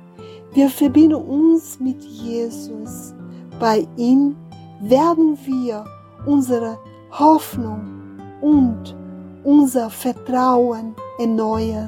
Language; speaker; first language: German; non-native, fluent; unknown